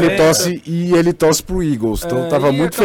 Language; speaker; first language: Portuguese; native; Portuguese